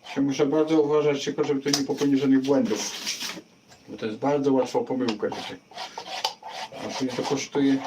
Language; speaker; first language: Polish; native; Polish